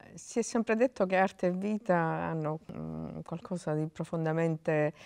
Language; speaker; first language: Italian; non-native, local second language; Sicilian